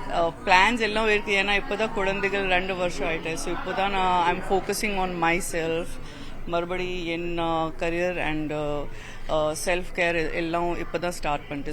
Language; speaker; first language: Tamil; non-native, fluent; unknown